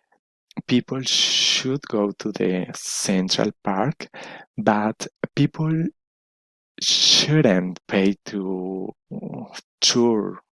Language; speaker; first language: English; non-native, learner; Spanish